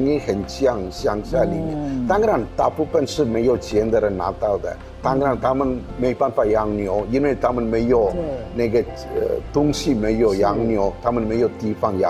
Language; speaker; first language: Chinese; non-native, fluent; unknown